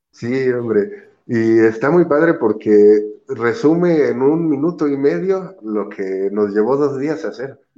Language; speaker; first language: Spanish; native; Spanish